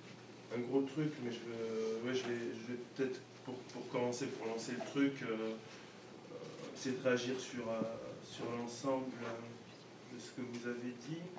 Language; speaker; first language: French; native; French